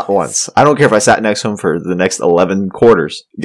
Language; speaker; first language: English; native; English